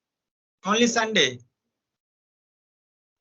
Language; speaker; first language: English; non-native, local second language; Hindi